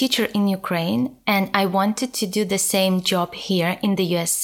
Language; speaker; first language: English; non-native, fluent; Ukrainian